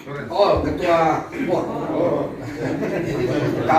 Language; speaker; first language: Indonesian; native; Indonesian